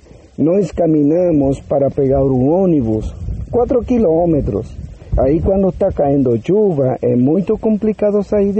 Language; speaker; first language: Portuguese; non-native, learner; Spanish